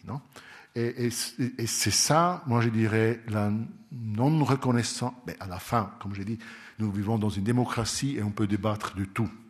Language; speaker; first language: French; non-native, local second language; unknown